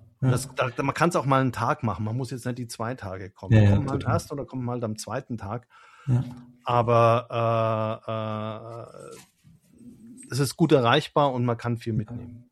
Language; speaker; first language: German; native; German